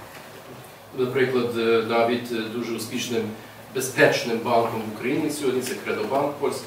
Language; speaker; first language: Ukrainian; early bilingual, heritage; English